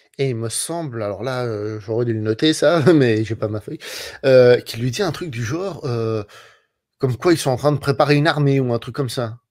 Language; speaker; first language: French; native; French